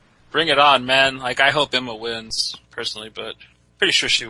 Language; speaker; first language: English; native; English